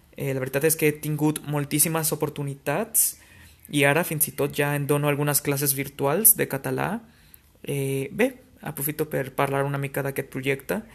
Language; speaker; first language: Catalan; non-native, fluent; Spanish